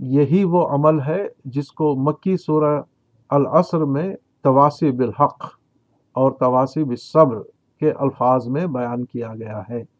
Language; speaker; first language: Urdu; native; Urdu